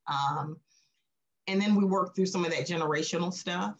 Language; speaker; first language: English; native; English